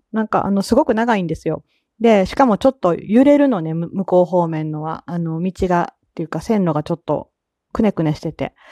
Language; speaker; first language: Japanese; native; Japanese